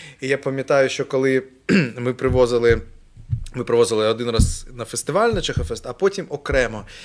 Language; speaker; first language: Ukrainian; native; Ukrainian